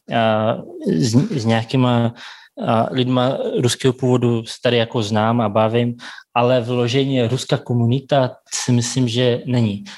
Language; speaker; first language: Czech; non-native, fluent; Russian